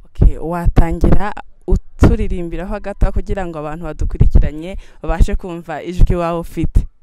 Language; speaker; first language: Kinyarwanda; early bilingual, heritage; Kinyarwanda